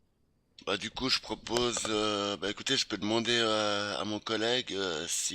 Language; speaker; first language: French; native; French